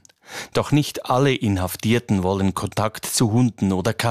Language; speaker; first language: German; native; German